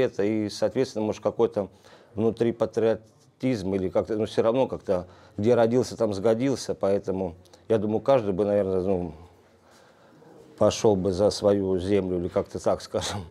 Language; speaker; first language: Russian; native; Russian